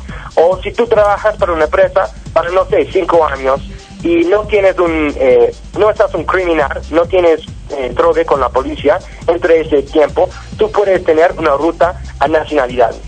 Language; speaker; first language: Spanish; non-native, learner; English